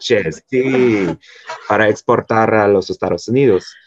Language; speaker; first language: Spanish; non-native, fluent; English